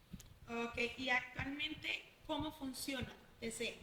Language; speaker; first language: Spanish; native; Spanish